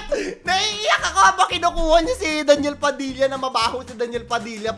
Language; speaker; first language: Filipino; native; Filipino